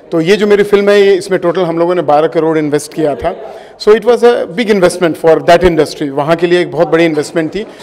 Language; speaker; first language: Hindi; native; Hindi